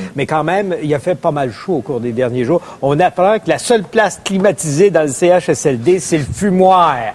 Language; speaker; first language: French; native; French